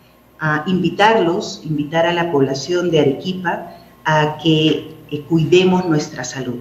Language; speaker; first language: Spanish; native; Spanish